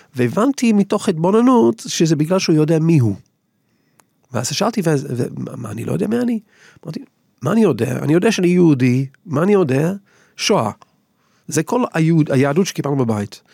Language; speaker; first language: Hebrew; non-native, fluent; English